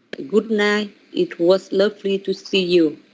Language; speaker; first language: English; non-native, learner; Vietnamese